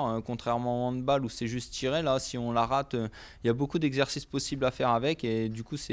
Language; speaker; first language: French; native; French